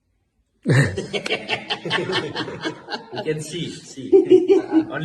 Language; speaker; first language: English; non-native, learner; Dutch